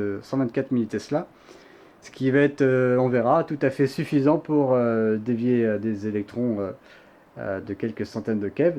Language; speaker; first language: French; native; French